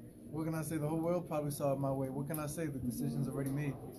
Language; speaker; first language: English; early bilingual, other home language; Spanish